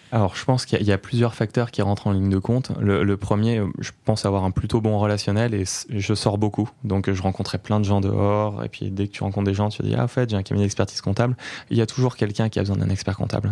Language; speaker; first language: French; native; French